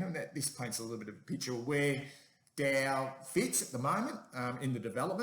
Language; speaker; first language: English; native; English